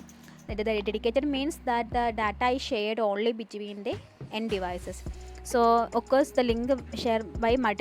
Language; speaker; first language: English; non-native, local second language; Malayalam